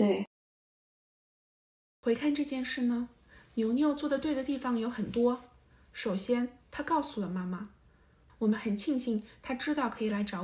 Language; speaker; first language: Chinese; native; Chinese